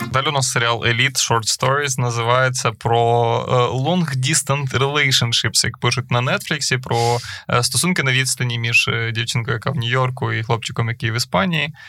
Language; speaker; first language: Ukrainian; native; Ukrainian